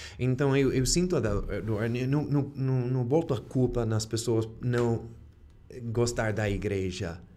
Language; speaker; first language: Portuguese; non-native, fluent; English